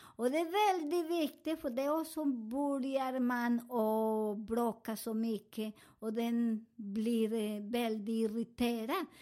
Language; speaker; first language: Swedish; non-native, fluent; Spanish